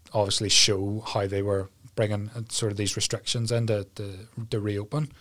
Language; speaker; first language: English; native; English